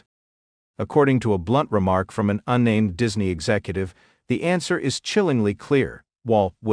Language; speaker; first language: English; native; English